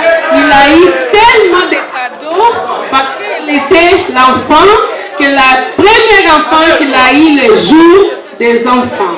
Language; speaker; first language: French; non-native, fluent; Portuguese